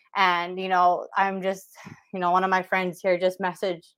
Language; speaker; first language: English; native; English